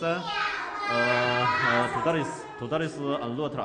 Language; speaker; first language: Arabic; non-native, learner; Chinese